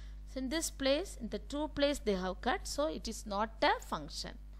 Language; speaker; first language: English; non-native, local second language; Tamil